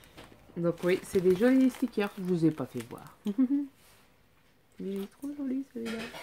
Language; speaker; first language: French; native; French